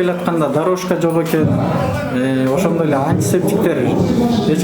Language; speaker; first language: Kyrgyz; native; Kyrgyz